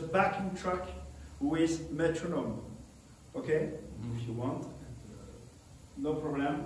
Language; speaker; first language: English; non-native, learner; French